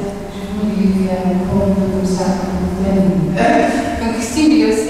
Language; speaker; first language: French; non-native, learner; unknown